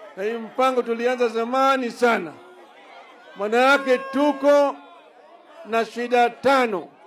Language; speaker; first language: Swahili; non-native, local second language; Luo (Kenya and Tanzania)